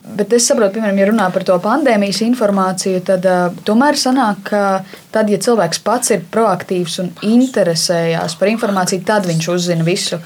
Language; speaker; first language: Latvian; native; Latvian